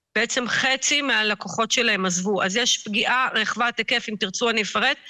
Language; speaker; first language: Hebrew; native; Hebrew